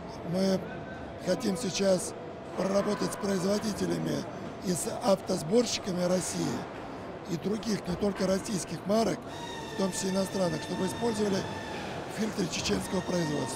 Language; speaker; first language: Russian; native; Russian